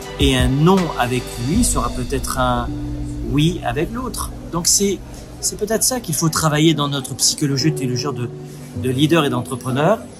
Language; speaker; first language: French; native; French